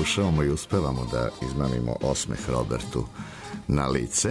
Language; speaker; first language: Serbian; native; Serbian